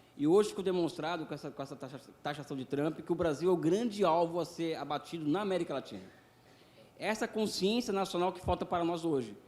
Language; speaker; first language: Portuguese; native; Portuguese